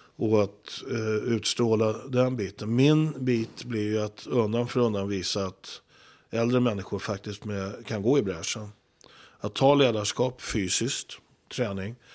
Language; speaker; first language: Swedish; native; Swedish